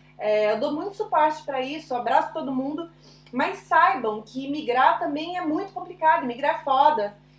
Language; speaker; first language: Portuguese; native; Portuguese